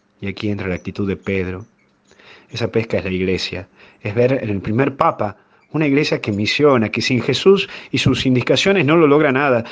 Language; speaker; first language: Spanish; native; Spanish